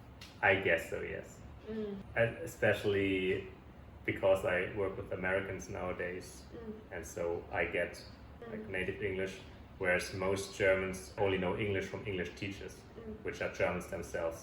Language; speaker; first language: English; non-native, fluent; German